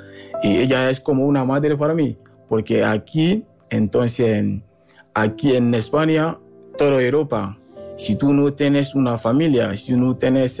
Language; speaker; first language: Spanish; non-native, learner; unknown